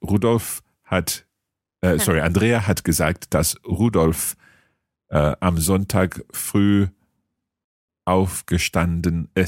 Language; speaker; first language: German; non-native, fluent; English